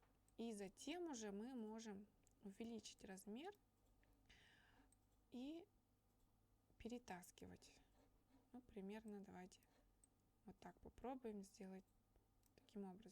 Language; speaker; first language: Russian; native; Russian